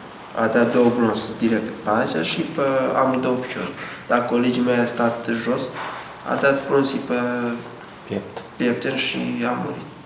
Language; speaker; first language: Romanian; non-native, learner; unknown